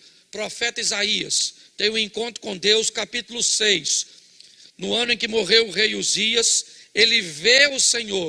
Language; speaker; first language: Portuguese; native; Portuguese